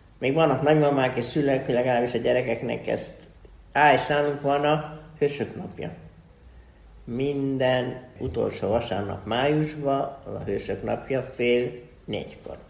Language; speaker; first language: Hungarian; early bilingual, heritage; Hungarian